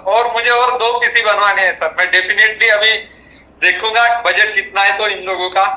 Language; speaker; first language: Hindi; non-native, local second language; Marathi